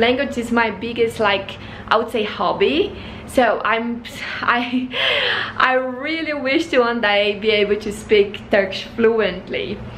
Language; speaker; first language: English; non-native, fluent; Portuguese